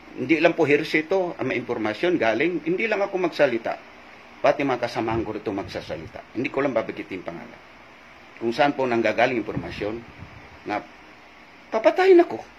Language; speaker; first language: Filipino; non-native, local second language; Cebuano